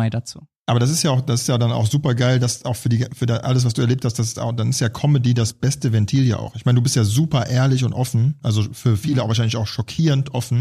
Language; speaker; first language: German; native; German